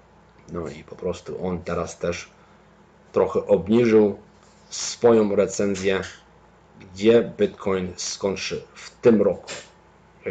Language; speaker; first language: Polish; early bilingual, heritage; Polish